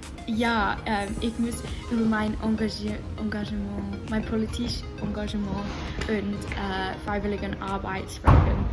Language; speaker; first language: German; non-native, learner; English